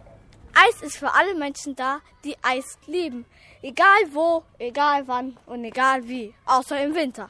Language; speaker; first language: German; native; German